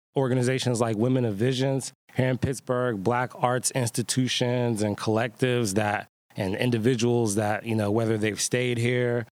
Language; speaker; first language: English; native; English